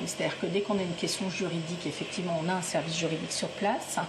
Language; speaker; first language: French; native; French